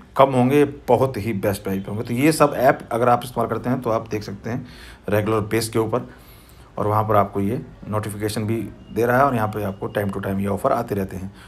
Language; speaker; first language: Hindi; native; Hindi